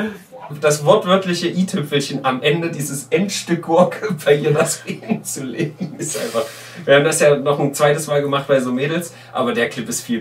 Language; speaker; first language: German; native; German